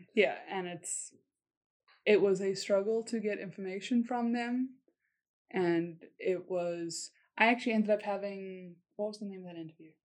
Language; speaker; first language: English; native; English